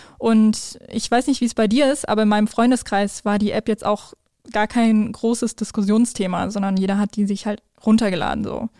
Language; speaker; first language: German; native; German